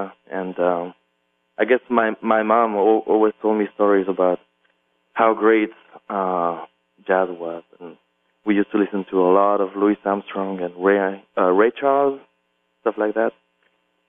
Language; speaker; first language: English; non-native, fluent; French